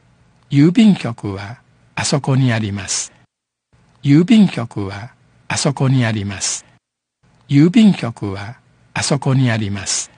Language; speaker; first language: Japanese; non-native, fluent; Min Nan Chinese